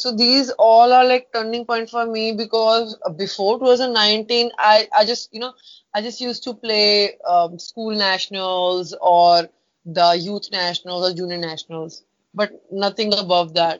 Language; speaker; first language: English; non-native, local second language; Punjabi